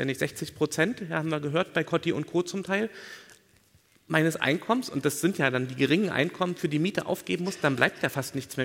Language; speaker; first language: German; native; German